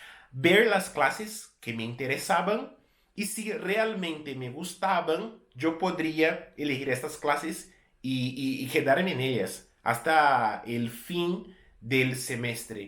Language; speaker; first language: Spanish; non-native, fluent; Portuguese